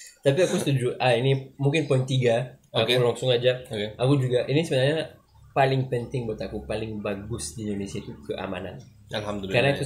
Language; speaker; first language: Indonesian; non-native, learner; French